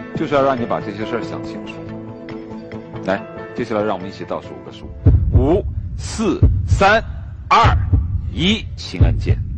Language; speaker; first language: Chinese; native; Chinese